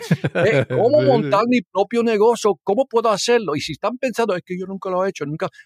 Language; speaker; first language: Spanish; early bilingual, heritage; Spanish